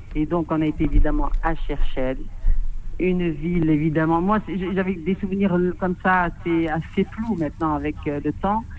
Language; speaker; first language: French; non-native, local second language; Arabic